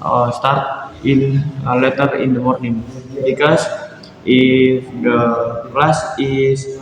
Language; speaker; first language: English; non-native, learner; Indonesian